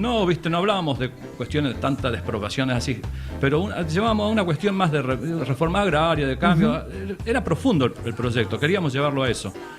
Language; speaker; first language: Spanish; native; Spanish